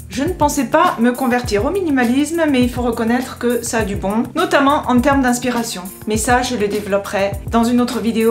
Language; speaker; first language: French; native; French